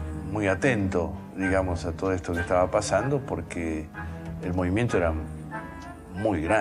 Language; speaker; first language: Spanish; native; Spanish